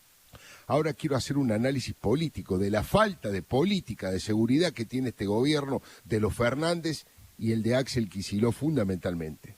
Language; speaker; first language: Spanish; native; Spanish